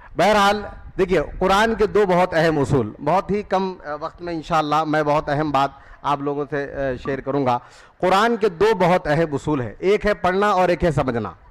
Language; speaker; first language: Urdu; native; Urdu